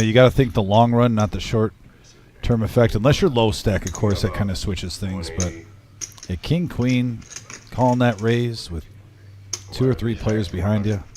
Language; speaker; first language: English; native; English